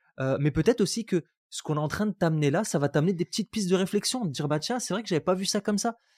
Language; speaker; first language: French; non-native, local second language; Arabic